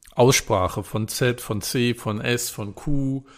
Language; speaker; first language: German; native; German